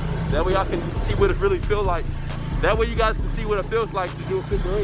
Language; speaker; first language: English; native; English